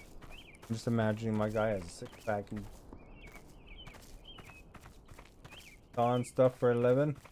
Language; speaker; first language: English; native; English